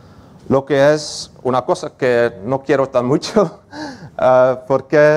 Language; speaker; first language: Spanish; non-native, learner; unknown